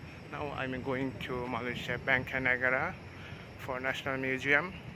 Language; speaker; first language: English; non-native, local second language; Bangla